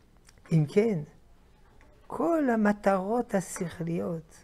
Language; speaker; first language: Hebrew; non-native, fluent; French